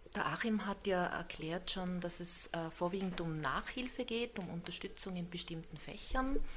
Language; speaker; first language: German; native; German